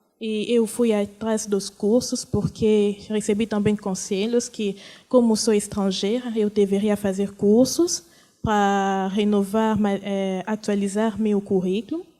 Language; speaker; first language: Portuguese; non-native, fluent; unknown